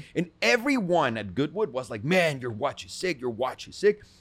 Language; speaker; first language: English; non-native, fluent; Spanish